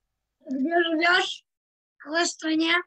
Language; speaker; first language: Russian; early bilingual, heritage; Russian